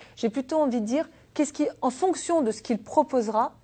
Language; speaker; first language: French; native; French